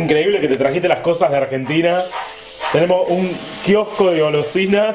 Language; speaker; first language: Spanish; native; Spanish